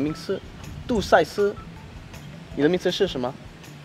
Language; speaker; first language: Chinese; non-native, learner; English